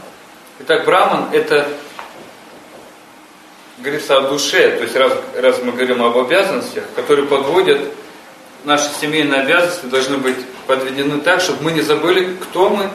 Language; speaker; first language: Russian; native; Russian